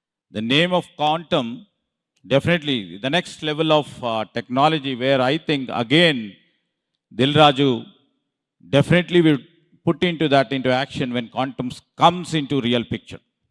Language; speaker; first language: English; non-native, local second language; Telugu